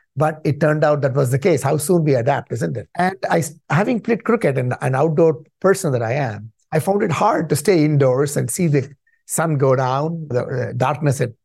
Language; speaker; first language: English; non-native, local second language; Tamil